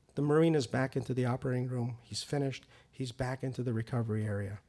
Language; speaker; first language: English; early bilingual, other home language; Persian